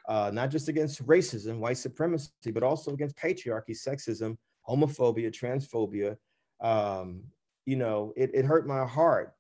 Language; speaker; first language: English; native; English